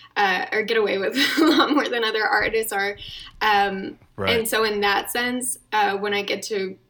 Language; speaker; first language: English; native; English